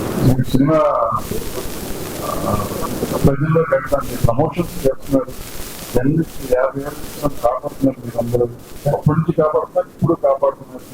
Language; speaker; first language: Telugu; native; Telugu